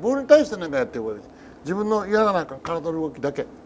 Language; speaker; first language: Japanese; native; Japanese